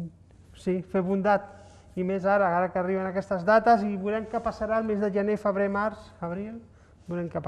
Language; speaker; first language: Catalan; native; Catalan